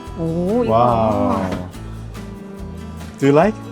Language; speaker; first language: English; non-native, learner; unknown